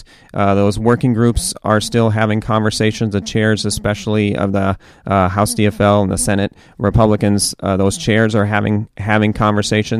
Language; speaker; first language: English; native; English